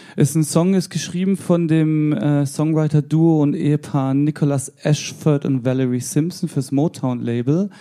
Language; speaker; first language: German; early bilingual, other home language; Persian